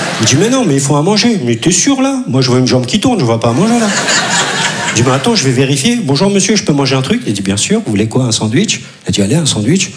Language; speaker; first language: French; early bilingual, other home language; Turkish